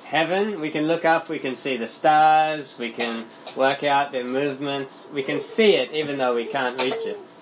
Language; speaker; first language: English; native; English